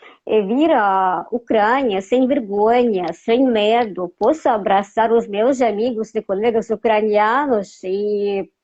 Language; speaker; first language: Portuguese; non-native, fluent; Russian